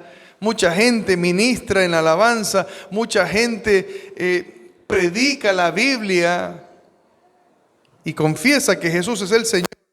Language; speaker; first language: Spanish; native; Spanish